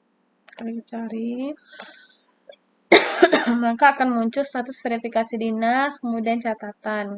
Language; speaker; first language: Indonesian; native; Indonesian